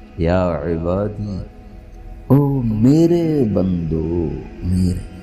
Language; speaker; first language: Urdu; non-native, local second language; Punjabi